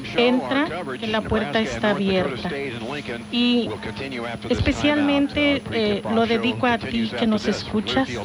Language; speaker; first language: Spanish; native; Spanish